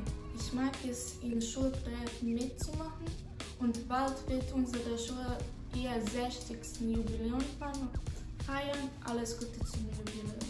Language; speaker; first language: German; non-native, learner; Serbian